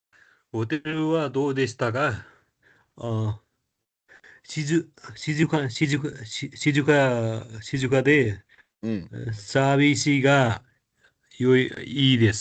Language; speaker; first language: Japanese; non-native, learner; Nepali